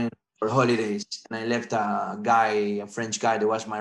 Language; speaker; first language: English; non-native, fluent; Spanish